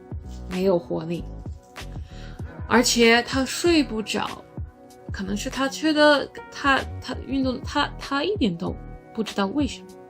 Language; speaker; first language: Chinese; non-native, learner; English